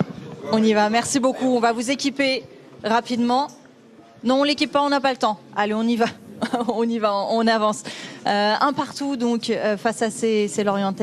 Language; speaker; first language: French; native; French